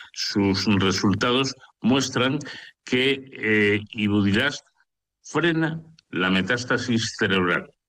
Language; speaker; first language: Spanish; native; Spanish